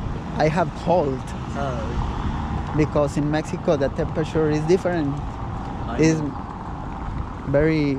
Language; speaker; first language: English; non-native, learner; Spanish